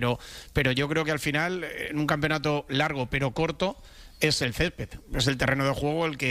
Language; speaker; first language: Spanish; native; Spanish